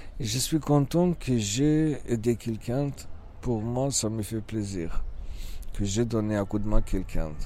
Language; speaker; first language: French; non-native, learner; Kurdish